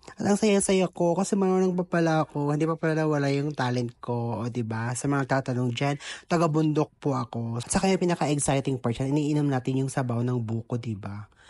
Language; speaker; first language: Filipino; non-native, local second language; Cebuano